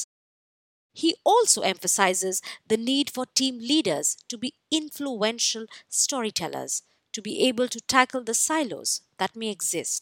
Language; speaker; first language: English; non-native, local second language; Hindi